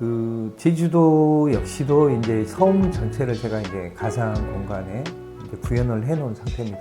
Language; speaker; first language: Korean; native; Korean